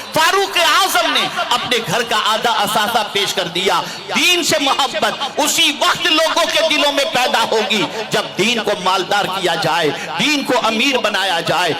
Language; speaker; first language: Urdu; native; Urdu